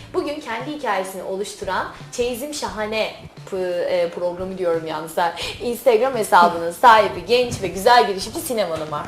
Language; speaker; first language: Turkish; native; Turkish